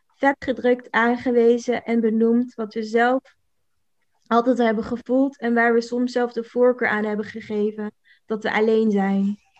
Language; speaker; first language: Dutch; native; Dutch